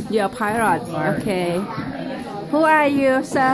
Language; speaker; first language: English; non-native, learner; Thai